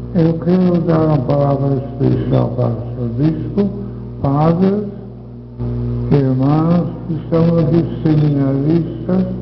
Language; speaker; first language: Portuguese; non-native, fluent; Dutch